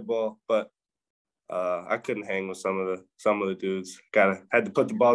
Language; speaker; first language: English; native; English